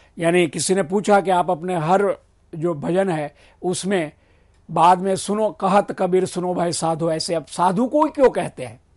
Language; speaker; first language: Hindi; non-native, local second language; Gujarati